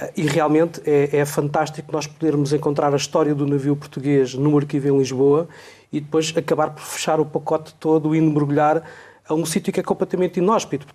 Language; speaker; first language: Portuguese; native; Portuguese